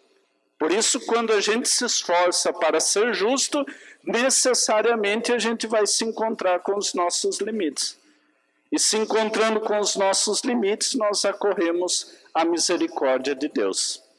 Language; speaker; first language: Portuguese; native; Portuguese